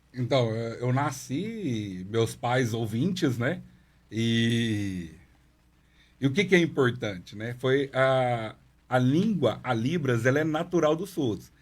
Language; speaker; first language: Portuguese; non-native, local second language; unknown